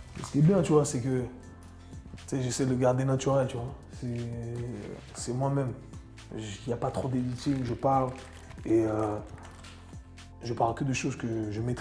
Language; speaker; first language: French; native; French